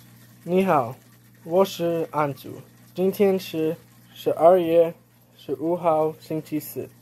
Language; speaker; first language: Chinese; non-native, learner; English